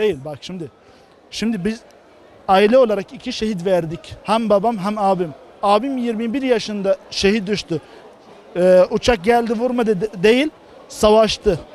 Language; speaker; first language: Turkish; non-native, learner; Arabic